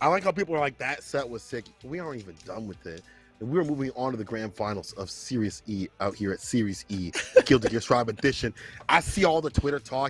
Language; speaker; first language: English; native; English